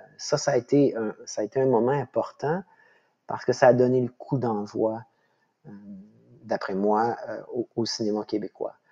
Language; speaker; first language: French; native; French